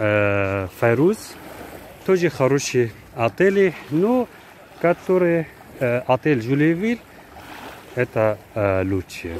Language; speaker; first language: Russian; non-native, fluent; Arabic